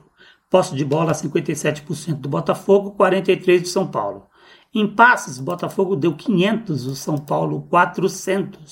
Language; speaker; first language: Portuguese; native; Portuguese